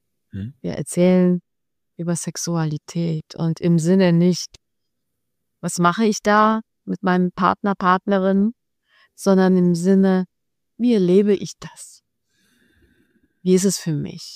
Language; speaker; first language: German; non-native, fluent; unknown